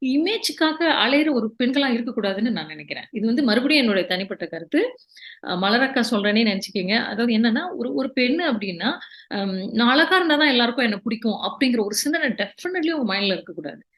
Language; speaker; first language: Tamil; early bilingual, heritage; Tamil